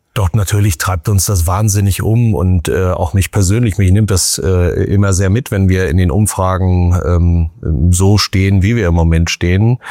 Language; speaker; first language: German; native; German